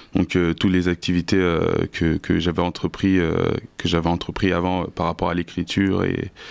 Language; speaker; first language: French; native; French